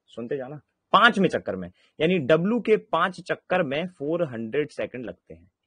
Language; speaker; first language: Hindi; native; Hindi